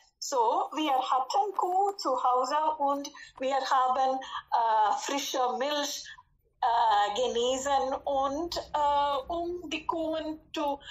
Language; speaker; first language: German; non-native, fluent; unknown